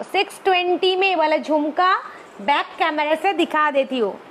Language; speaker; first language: Hindi; non-native, local second language; Bangla